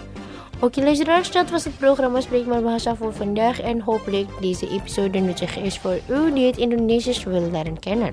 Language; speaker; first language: Dutch; non-native, learner; Indonesian